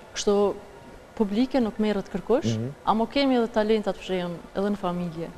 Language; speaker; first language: Albanian; early bilingual, heritage; Albanian